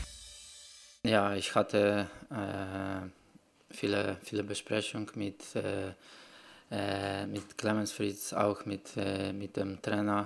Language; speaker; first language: German; non-native, learner; Polish